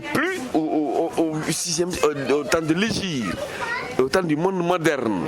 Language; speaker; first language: French; non-native, local second language; Fula